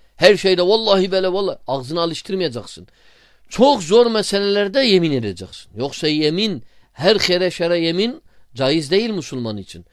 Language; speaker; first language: Turkish; non-native, fluent; Arabic